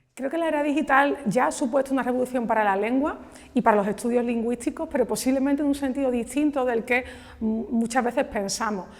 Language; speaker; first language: Spanish; native; Spanish